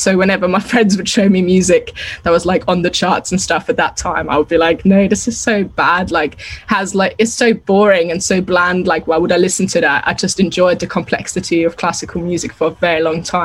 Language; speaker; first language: English; non-native, fluent; German